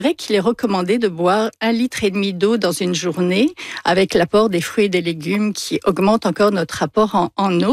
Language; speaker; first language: French; native; French